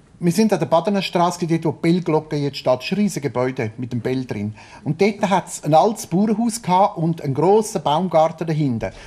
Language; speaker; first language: German; early bilingual, other home language; Italian